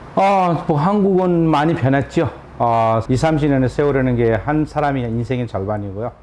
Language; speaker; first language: Korean; non-native, fluent; Nepali